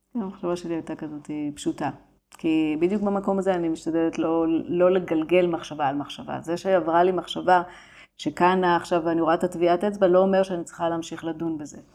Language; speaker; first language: Hebrew; native; Hebrew